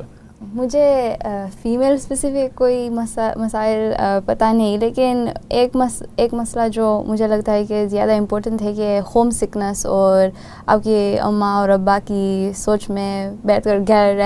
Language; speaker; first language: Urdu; non-native, learner; Gujarati